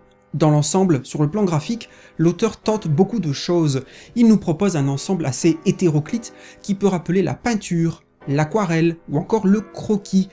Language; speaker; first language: French; native; French